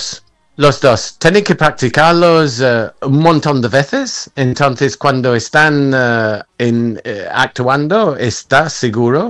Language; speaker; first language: Spanish; non-native, fluent; English